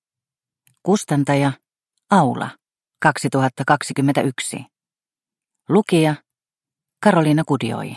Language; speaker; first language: Finnish; native; Finnish